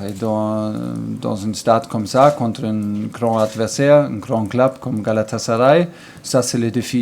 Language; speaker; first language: French; non-native, learner; German